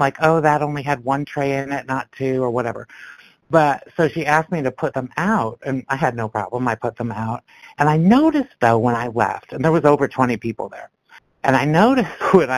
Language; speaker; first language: English; native; English